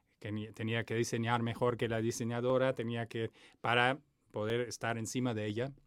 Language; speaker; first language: Spanish; non-native, fluent; German